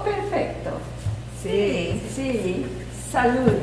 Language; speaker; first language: Italian; early bilingual, heritage; Italian